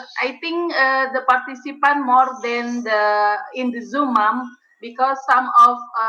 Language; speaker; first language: English; non-native, learner; Indonesian